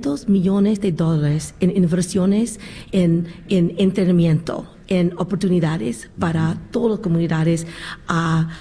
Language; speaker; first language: Spanish; non-native, learner; English